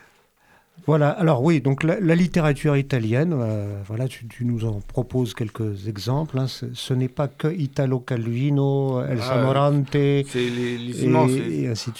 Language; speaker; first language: French; native; French